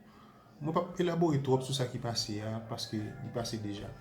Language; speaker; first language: French; non-native, local second language; Haitian Creole